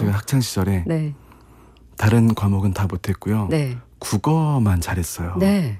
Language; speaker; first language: Korean; native; Korean